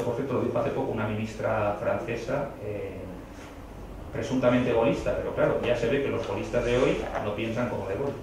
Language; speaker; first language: Spanish; native; Spanish